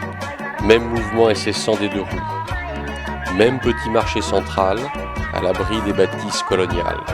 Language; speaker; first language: French; native; French